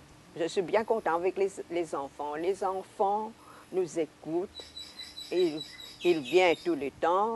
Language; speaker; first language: French; non-native, local second language; Hakka Chinese